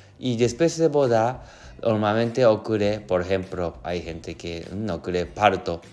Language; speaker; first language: Spanish; non-native, learner; Japanese